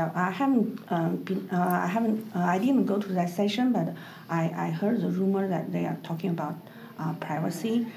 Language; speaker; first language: English; non-native, learner; Chinese